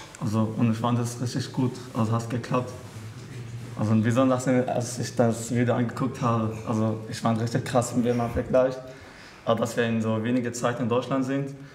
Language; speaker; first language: German; non-native, learner; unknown